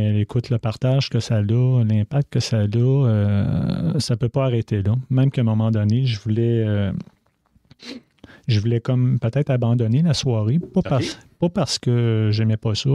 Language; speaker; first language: French; native; French